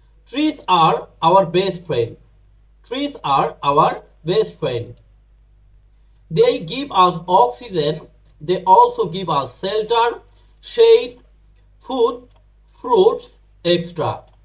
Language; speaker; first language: English; non-native, local second language; Bangla